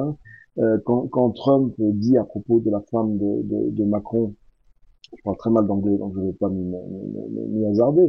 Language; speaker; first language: French; native; French